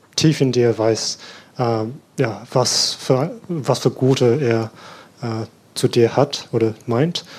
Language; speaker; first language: German; non-native, learner; English